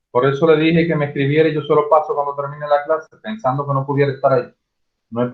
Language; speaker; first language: Spanish; native; Spanish